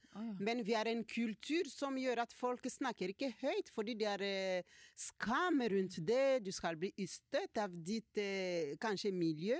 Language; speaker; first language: Norwegian; non-native, fluent; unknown